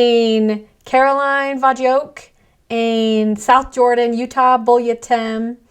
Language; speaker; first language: Hungarian; non-native, learner; English